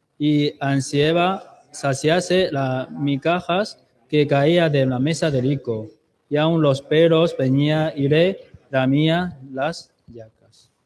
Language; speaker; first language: Spanish; non-native, fluent; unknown